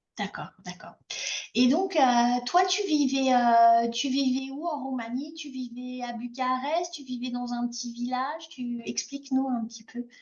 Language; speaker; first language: French; native; French